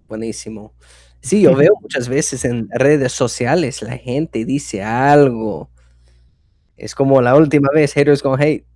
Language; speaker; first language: Spanish; non-native, fluent; English